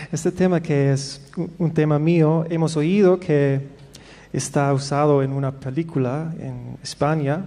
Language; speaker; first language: Spanish; non-native, fluent; English